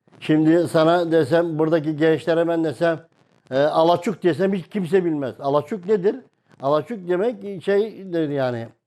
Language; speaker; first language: Turkish; non-native, local second language; Kumyk